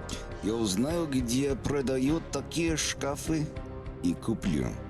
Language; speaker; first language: Russian; non-native, learner; English